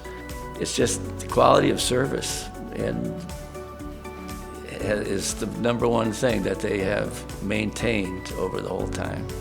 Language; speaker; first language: English; native; English